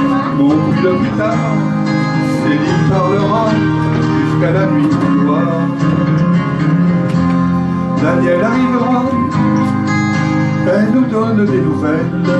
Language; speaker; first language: French; native; French